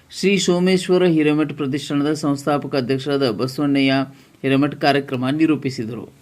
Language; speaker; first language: Kannada; native; Kannada